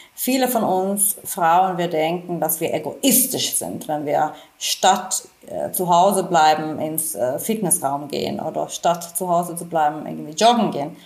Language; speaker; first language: German; non-native, fluent; Finnish